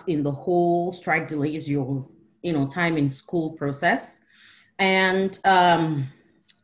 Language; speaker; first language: English; non-native, local second language; Igbo